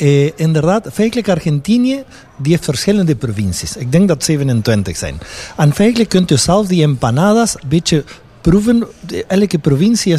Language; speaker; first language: Dutch; non-native, fluent; Spanish